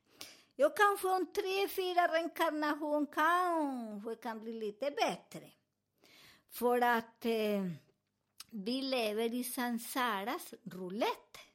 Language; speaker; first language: Swedish; non-native, learner; Spanish